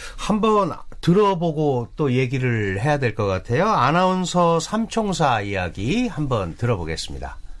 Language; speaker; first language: Korean; native; Korean